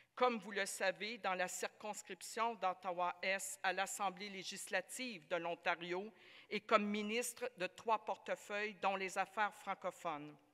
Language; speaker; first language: French; native; French